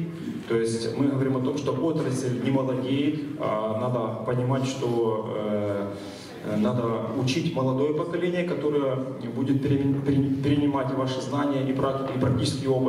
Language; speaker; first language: Russian; native; Russian